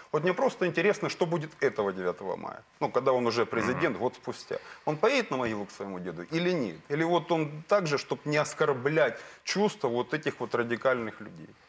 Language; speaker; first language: Russian; native; Russian